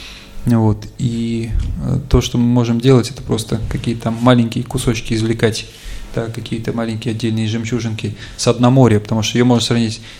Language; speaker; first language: Russian; native; Russian